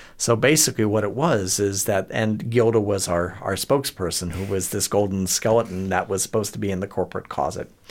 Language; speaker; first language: English; native; English